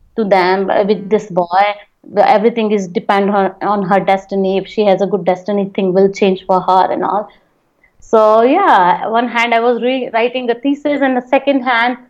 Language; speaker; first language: English; non-native, local second language; Hindi